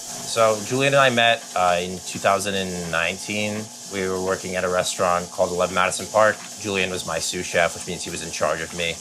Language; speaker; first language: English; native; English